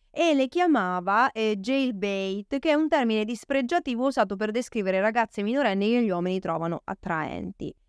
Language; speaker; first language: Italian; native; Italian